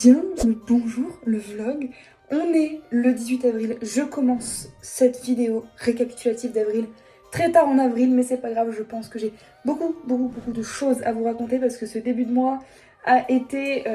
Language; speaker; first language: French; native; French